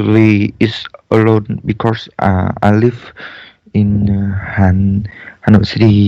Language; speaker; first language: English; non-native, learner; Vietnamese